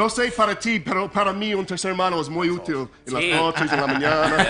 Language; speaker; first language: Spanish; non-native, fluent; English